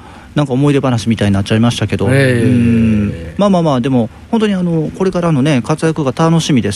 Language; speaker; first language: Japanese; native; Japanese